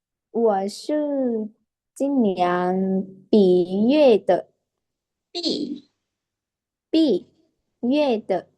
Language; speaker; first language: Chinese; non-native, learner; Lao